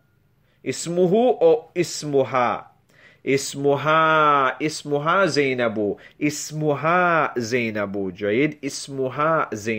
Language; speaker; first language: Arabic; non-native, fluent; English